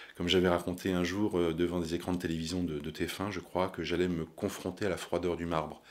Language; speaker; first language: French; native; French